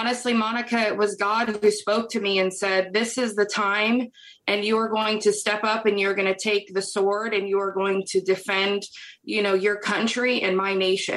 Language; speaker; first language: English; native; English